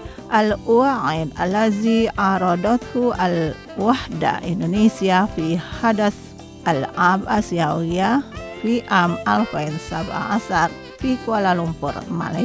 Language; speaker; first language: Arabic; non-native, fluent; Indonesian